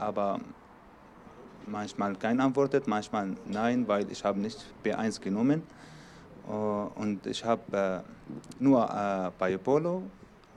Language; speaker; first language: German; non-native, learner; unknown